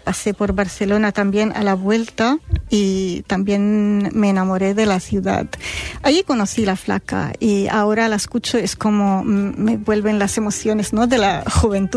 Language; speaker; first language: Spanish; non-native, fluent; Arabic